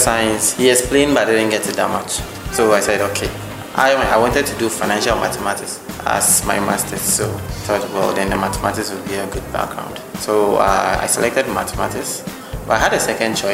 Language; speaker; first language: English; non-native, local second language; Akan